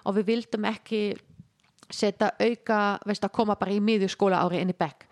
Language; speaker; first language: Icelandic; non-native, fluent; German